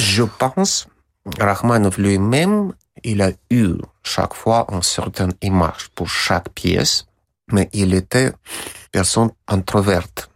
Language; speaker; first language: French; non-native, learner; Russian